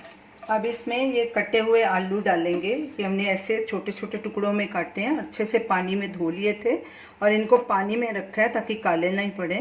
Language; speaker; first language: Hindi; native; Hindi